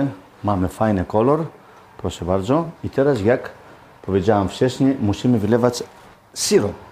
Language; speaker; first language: Polish; non-native, learner; Greek